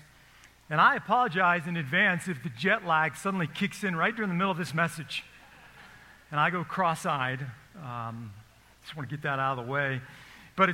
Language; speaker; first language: English; native; English